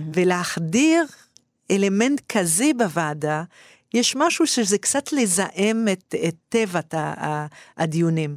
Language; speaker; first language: Hebrew; non-native, fluent; French